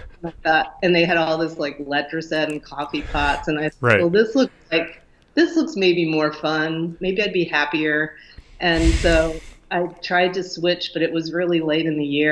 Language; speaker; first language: English; native; English